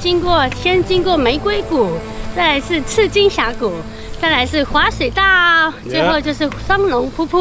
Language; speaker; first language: Chinese; native; Chinese